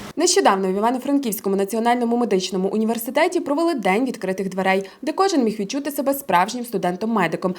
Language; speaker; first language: Ukrainian; native; Ukrainian